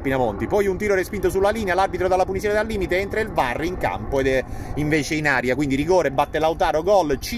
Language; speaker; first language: Italian; native; Italian